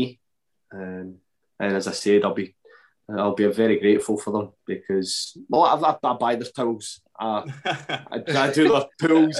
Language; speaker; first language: English; native; English